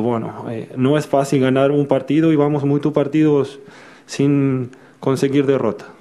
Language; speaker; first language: Portuguese; non-native, learner; Spanish